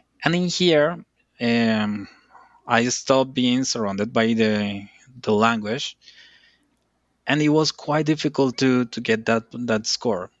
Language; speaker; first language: English; non-native, fluent; Spanish